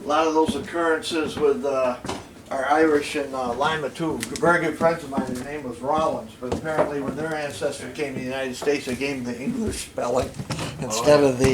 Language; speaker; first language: English; native; English